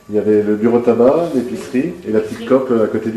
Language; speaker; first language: French; native; French